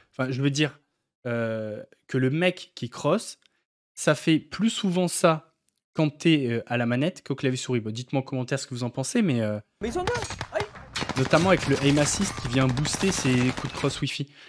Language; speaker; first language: French; native; French